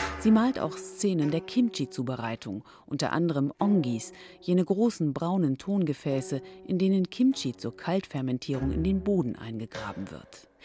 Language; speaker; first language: German; native; German